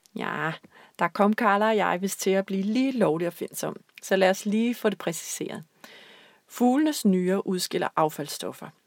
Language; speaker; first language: Danish; native; Danish